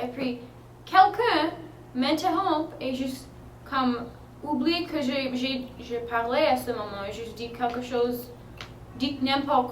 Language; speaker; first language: French; non-native, fluent; English